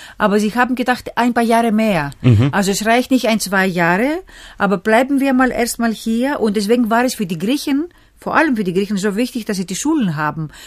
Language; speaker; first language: German; early bilingual, other home language; Greek